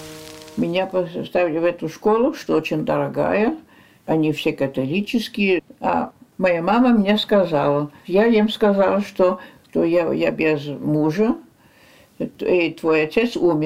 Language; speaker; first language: Russian; early bilingual, heritage; French